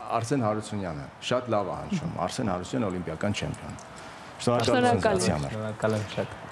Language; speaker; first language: Armenian; native; Armenian